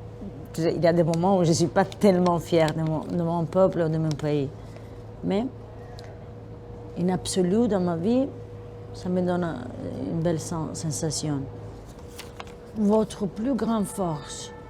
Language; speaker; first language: French; non-native, fluent; Italian